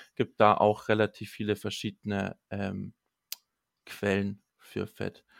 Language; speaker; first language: German; native; German